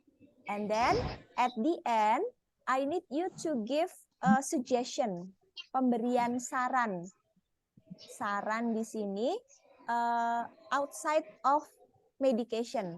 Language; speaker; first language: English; non-native, fluent; Indonesian